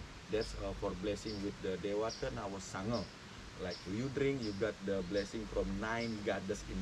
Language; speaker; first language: English; non-native, learner; Indonesian